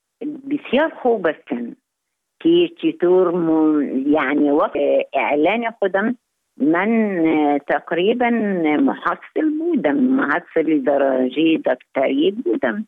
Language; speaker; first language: Persian; non-native, fluent; Arabic